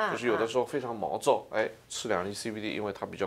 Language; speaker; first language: Chinese; native; Chinese